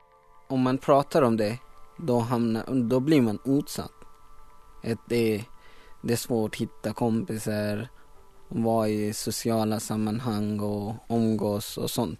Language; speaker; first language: Swedish; non-native, learner; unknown